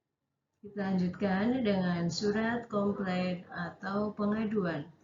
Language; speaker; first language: Indonesian; native; Indonesian